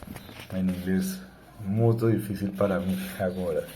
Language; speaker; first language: Portuguese; non-native, learner; Spanish